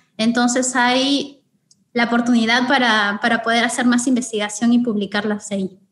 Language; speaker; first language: Spanish; native; Spanish